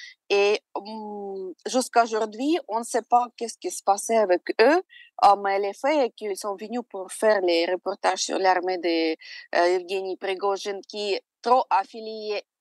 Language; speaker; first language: French; non-native, fluent; Russian